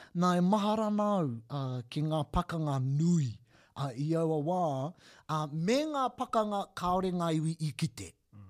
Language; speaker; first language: Māori; non-native, local second language; English